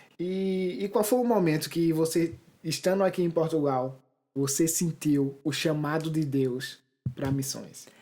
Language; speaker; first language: Portuguese; native; Portuguese